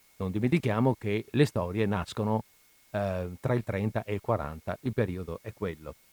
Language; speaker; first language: Italian; native; Italian